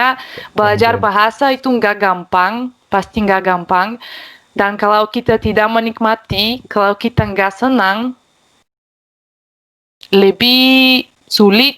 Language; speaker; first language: Indonesian; non-native, fluent; Bulgarian